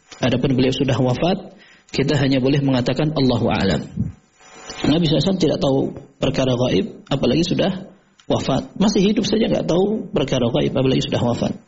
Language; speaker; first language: Indonesian; native; Indonesian